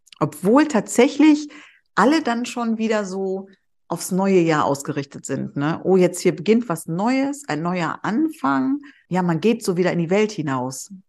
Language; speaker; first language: German; native; German